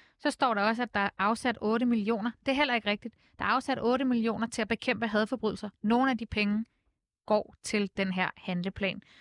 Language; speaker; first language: Danish; native; Danish